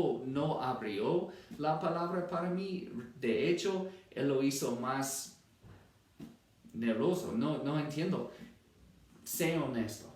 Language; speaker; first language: Spanish; non-native, fluent; English